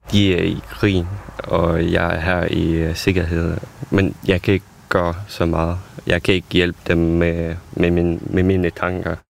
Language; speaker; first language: Danish; non-native, fluent; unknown